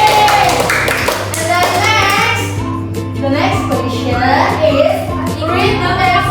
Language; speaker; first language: English; non-native, learner; Indonesian